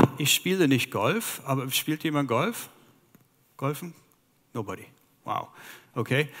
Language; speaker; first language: German; non-native, fluent; English